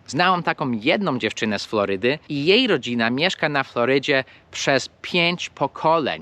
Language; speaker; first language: Polish; non-native, fluent; English